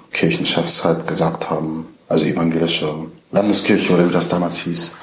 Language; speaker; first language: German; native; German